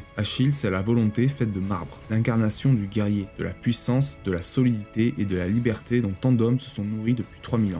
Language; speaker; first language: French; native; French